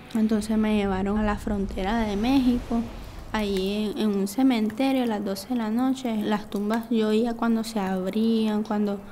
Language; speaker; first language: Spanish; native; Spanish